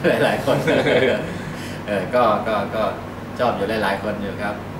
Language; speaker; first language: Thai; native; Thai